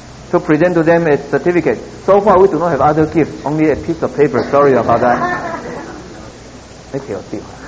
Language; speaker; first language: English; non-native, fluent; Min Nan Chinese